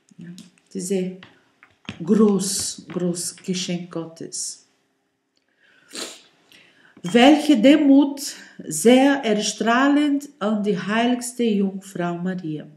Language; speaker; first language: German; non-native, learner; Portuguese